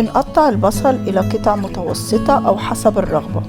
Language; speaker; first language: Arabic; native; Arabic